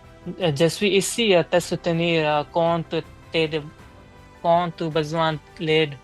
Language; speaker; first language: French; non-native, learner; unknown